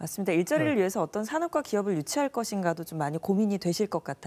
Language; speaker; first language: Korean; native; Korean